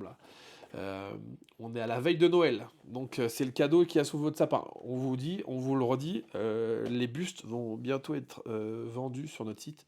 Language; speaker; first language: French; native; French